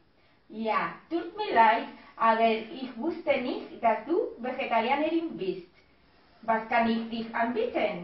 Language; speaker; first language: German; non-native, learner; Spanish